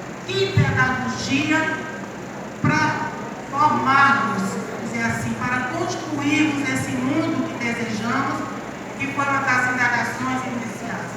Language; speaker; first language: Portuguese; native; Portuguese